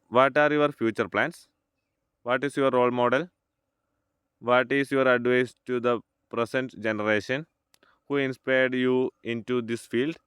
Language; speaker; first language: English; non-native, local second language; Malayalam